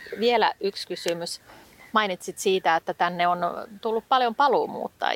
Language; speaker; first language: Finnish; native; Finnish